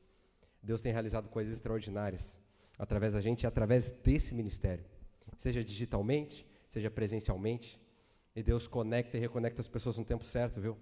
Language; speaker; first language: Portuguese; native; Portuguese